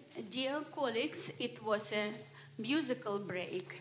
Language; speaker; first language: English; non-native, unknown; Ukrainian